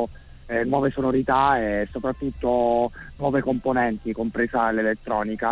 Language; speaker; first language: Italian; native; Italian